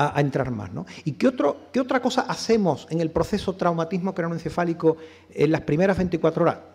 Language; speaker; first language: Spanish; native; Spanish